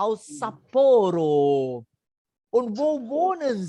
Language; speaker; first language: German; non-native, learner; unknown